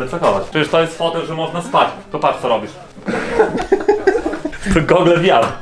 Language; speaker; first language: Polish; native; Polish